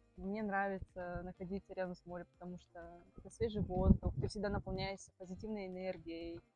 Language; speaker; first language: Russian; native; Russian